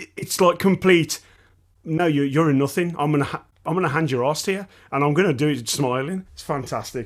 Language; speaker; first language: English; native; English